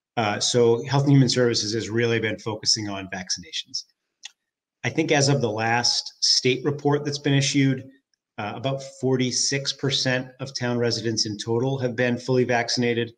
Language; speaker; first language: English; native; English